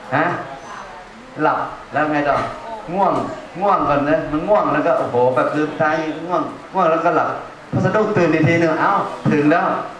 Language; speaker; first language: Thai; non-native, fluent; Chinese